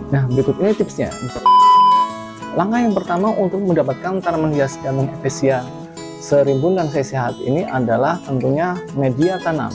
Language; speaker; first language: Indonesian; native; Indonesian